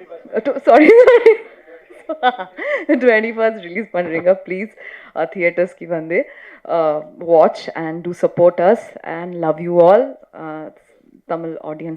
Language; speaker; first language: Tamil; non-native, learner; Bangla